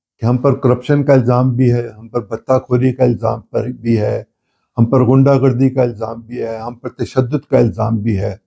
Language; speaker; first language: Urdu; non-native, local second language; Punjabi